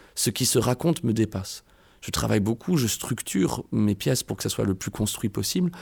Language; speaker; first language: French; native; French